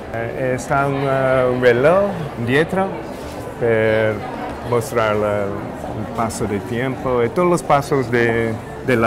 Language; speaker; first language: Spanish; non-native, learner; Italian